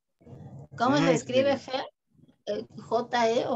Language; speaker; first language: Spanish; native; Spanish